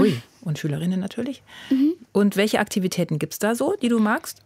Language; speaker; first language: German; native; German